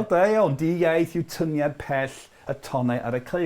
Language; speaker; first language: Welsh; non-native, fluent; English